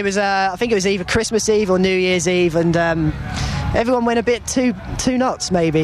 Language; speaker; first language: English; native; English